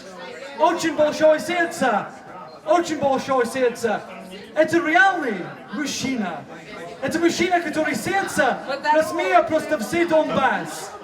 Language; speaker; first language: Russian; non-native, learner; English